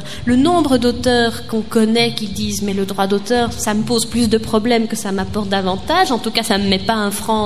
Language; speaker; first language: French; native; French